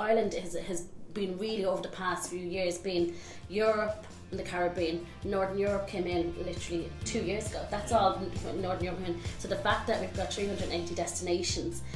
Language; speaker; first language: English; native; English